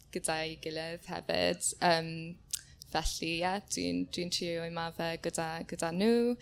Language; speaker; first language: Welsh; non-native, learner; English